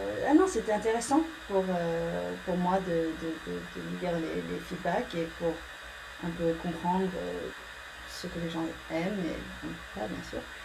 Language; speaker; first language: French; early bilingual, heritage; English